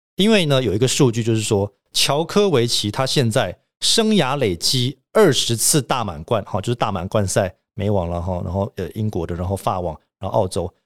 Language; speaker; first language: Chinese; native; Chinese